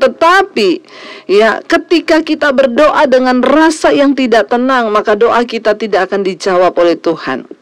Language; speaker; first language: Indonesian; native; Indonesian